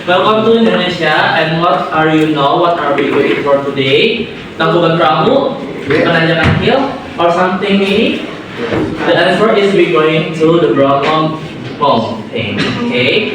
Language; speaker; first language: English; non-native, learner; Indonesian